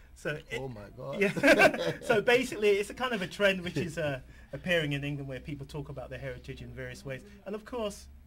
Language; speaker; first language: English; native; English